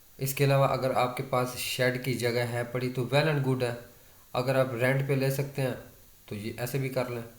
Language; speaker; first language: Urdu; non-native, local second language; Saraiki